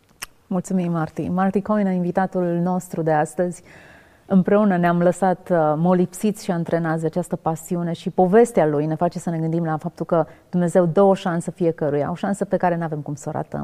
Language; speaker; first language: Romanian; native; Romanian